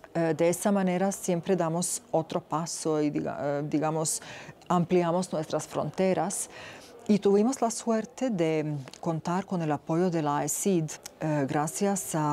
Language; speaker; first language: Spanish; non-native, fluent; Serbian